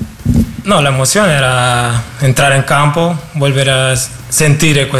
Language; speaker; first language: Italian; non-native, learner; Spanish